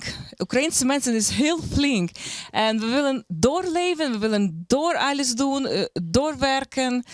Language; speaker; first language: Dutch; non-native, learner; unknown